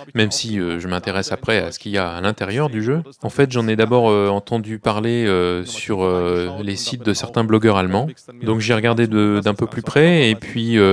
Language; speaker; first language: French; non-native, fluent; German